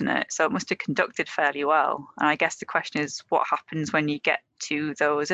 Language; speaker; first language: English; native; English